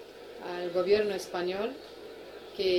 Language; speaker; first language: Spanish; non-native, fluent; Arabic